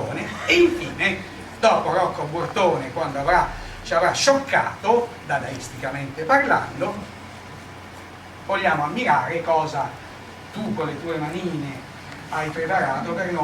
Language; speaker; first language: Italian; native; Italian